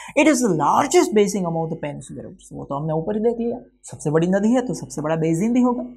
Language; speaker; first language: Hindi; non-native, local second language; Gujarati